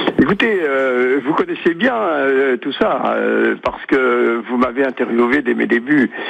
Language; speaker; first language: French; native; French